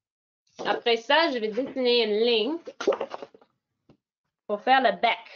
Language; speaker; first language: French; non-native, fluent; English